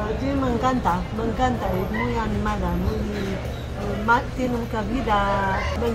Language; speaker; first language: Spanish; non-native, fluent; Romanian